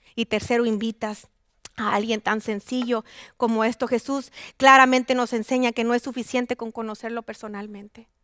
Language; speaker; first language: Spanish; native; Spanish